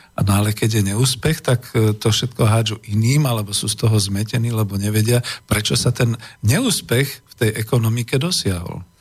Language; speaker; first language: Slovak; native; Slovak